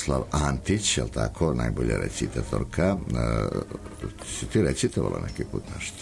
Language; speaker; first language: Serbian; native; Serbian